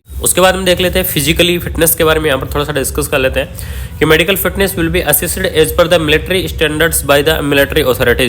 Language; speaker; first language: Hindi; native; Hindi